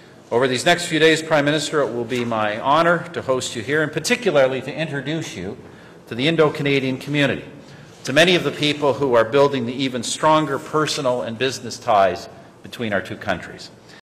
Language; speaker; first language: English; native; English